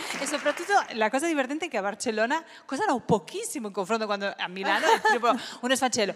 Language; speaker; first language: Italian; non-native, fluent; Spanish